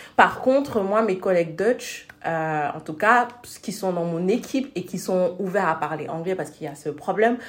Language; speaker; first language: French; non-native, local second language; Wolof